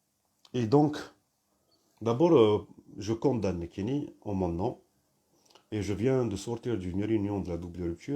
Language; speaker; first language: French; non-native, local second language; Kabyle